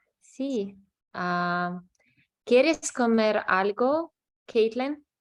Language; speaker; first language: Spanish; non-native, learner; English